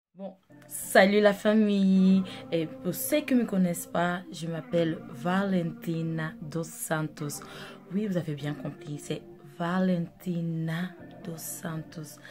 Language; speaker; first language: French; non-native, local second language; Portuguese